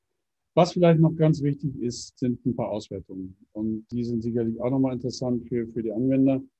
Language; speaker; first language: German; native; German